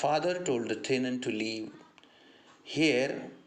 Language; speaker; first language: English; non-native, local second language; Marathi